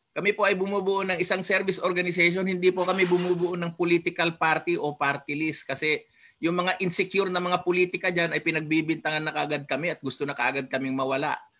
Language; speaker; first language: Filipino; non-native, local second language; Iloko